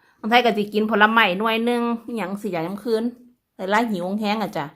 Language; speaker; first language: Thai; non-native, local second language; Lao